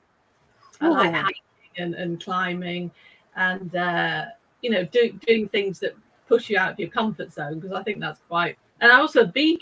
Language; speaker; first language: English; native; English